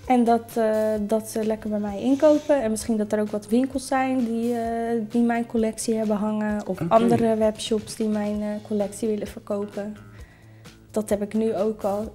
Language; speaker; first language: Dutch; native; Dutch